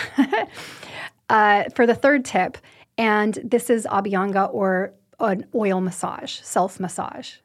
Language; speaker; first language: English; native; English